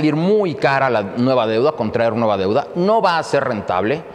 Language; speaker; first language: Spanish; native; Spanish